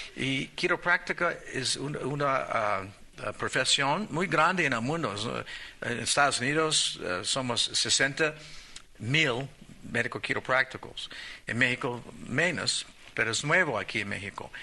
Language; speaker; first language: Spanish; non-native, learner; English